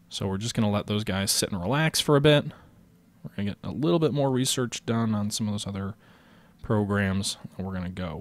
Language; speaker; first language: English; native; English